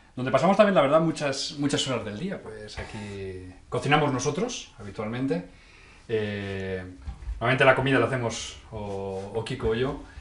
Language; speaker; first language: Spanish; native; Spanish